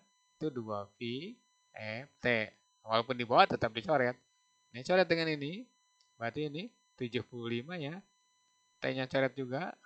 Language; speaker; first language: Indonesian; native; Indonesian